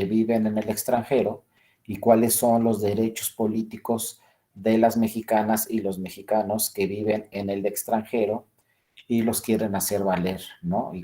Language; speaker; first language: Spanish; native; Spanish